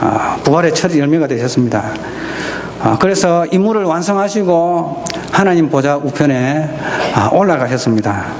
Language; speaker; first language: Korean; native; Korean